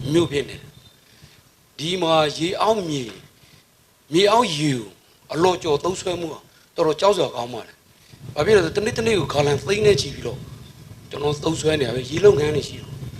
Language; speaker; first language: Burmese; native; Burmese